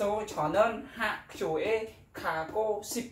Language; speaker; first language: Korean; non-native, fluent; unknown